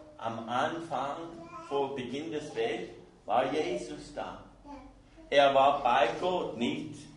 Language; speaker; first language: German; non-native, fluent; English